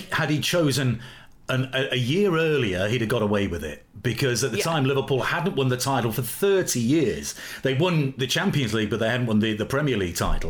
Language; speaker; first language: English; native; English